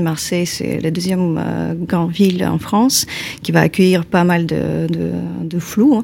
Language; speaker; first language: French; non-native, fluent; Ukrainian